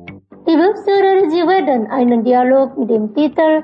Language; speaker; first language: German; non-native, fluent; Indonesian